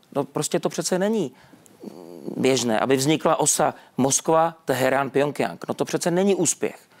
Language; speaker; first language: Czech; native; Czech